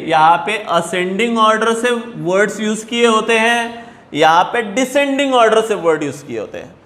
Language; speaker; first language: Hindi; non-native, local second language; Marathi